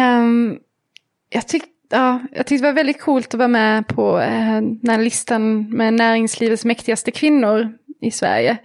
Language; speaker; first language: Swedish; native; Swedish